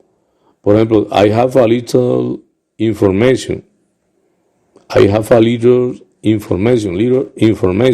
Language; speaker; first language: English; non-native, fluent; Spanish